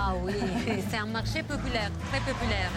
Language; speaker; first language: French; non-native, fluent; Italian